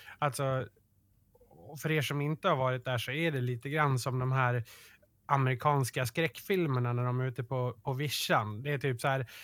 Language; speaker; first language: Swedish; native; Swedish